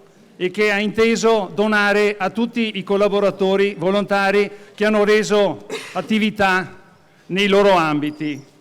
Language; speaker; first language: Italian; native; Italian